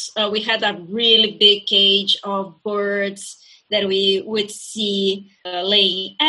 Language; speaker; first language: English; non-native, fluent; Portuguese